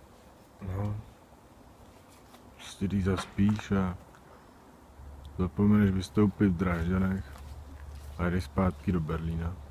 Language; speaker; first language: Czech; native; Czech